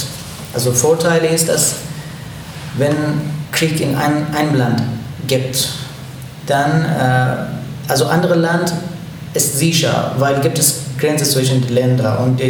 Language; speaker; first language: German; non-native, learner; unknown